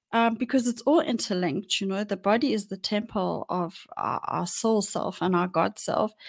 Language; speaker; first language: English; native; English